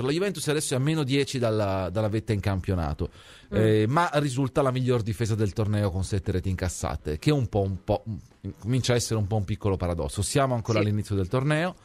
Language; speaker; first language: Italian; native; Italian